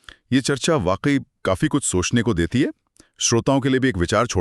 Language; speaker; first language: Hindi; native; Hindi